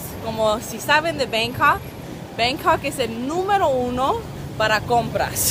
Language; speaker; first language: Spanish; early bilingual, other home language; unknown